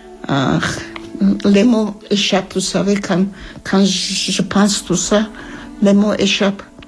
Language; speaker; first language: French; early bilingual, other home language; Armenian